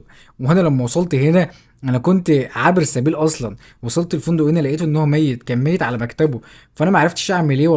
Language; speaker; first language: Arabic; native; Arabic